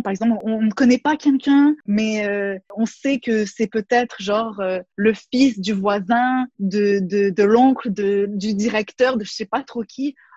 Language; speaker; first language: French; native; French